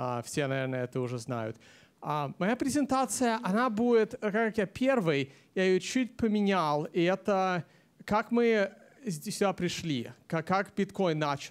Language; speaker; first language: Russian; early bilingual, heritage; Russian